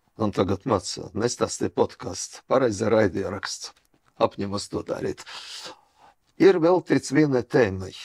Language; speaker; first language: Latvian; non-native, local second language; Russian